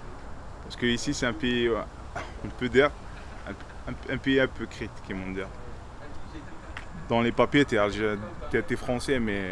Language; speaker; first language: French; non-native, local second language; Arabic